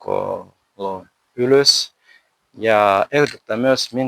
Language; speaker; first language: Finnish; non-native, learner; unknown